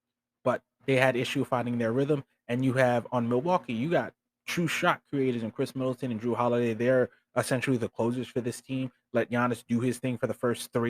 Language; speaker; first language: English; native; English